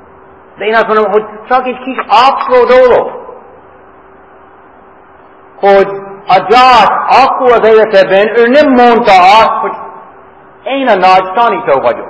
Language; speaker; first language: Hungarian; non-native, fluent; English